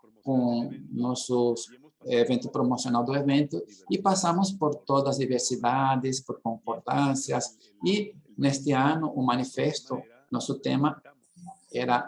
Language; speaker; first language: Portuguese; non-native, learner; Spanish